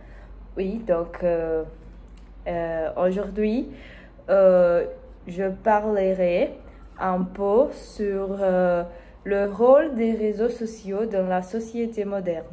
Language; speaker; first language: French; non-native, learner; Spanish